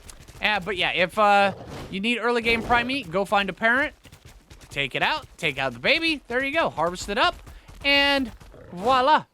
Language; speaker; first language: English; native; English